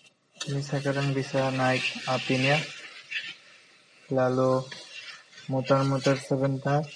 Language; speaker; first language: Indonesian; non-native, fluent; Bangla